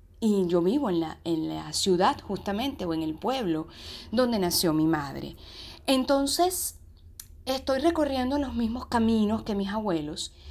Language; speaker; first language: Spanish; native; Spanish